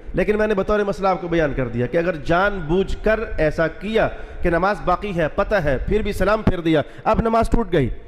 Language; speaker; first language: Urdu; non-native, local second language; Punjabi